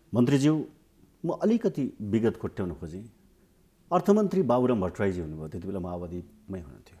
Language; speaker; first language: Nepali; native; Nepali